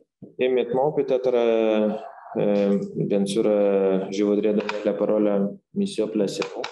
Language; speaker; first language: French; non-native, fluent; Lithuanian